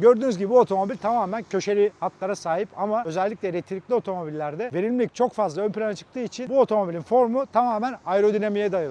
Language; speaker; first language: Turkish; native; Turkish